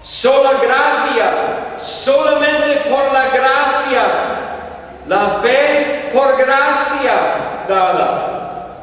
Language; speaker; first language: Spanish; non-native, fluent; English